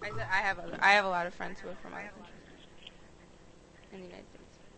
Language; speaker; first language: English; native; English